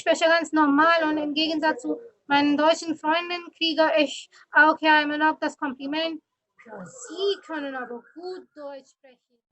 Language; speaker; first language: German; early bilingual, other home language; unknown